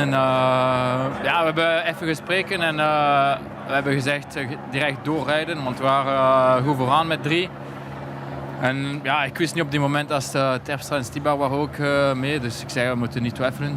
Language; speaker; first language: Dutch; non-native, local second language; French